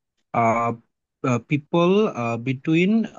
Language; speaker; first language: English; non-native, learner; Bangla